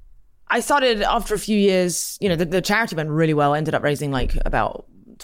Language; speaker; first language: English; native; English